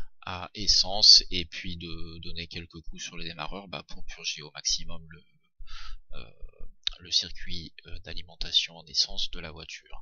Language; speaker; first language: French; native; French